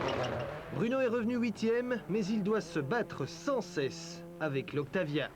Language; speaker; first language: French; native; French